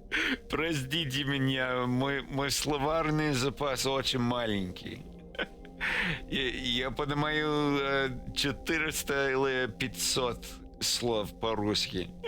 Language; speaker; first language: Russian; non-native, learner; English